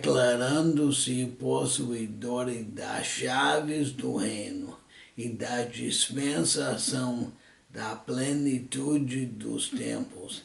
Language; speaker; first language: Portuguese; early bilingual, other home language; English